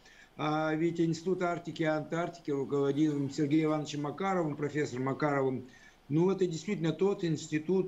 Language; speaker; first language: Russian; native; Russian